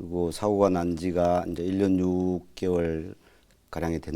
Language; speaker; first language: Korean; native; Korean